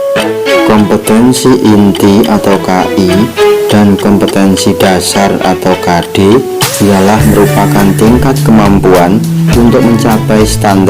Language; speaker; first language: Indonesian; native; Indonesian